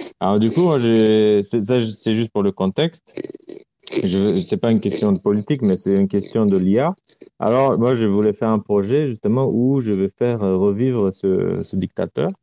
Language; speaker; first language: French; non-native, fluent; Romanian